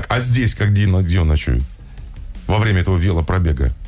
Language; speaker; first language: Russian; native; Russian